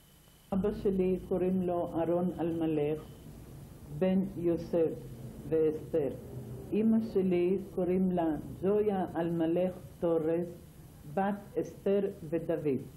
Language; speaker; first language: Hebrew; non-native, fluent; Ladino